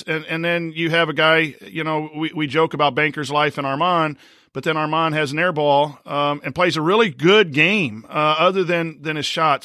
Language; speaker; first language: English; native; English